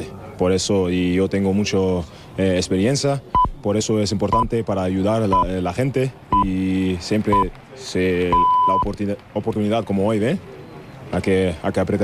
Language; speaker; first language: Spanish; non-native, learner; German